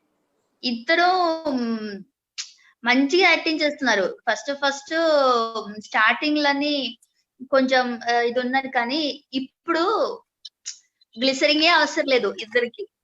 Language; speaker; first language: Telugu; non-native, learner; Malayalam